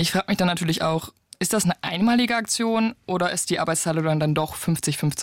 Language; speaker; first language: German; native; German